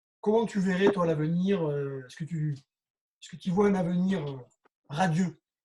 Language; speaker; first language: French; native; French